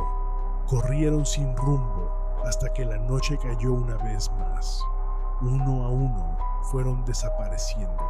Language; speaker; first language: Spanish; native; Spanish